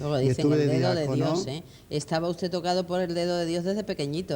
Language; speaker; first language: Spanish; native; Spanish